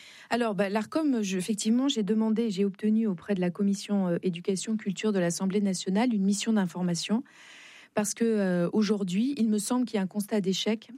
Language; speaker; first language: French; native; French